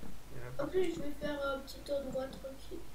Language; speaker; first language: French; native; French